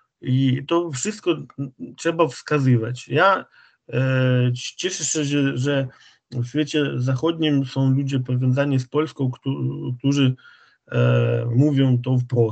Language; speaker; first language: Polish; non-native, fluent; Ukrainian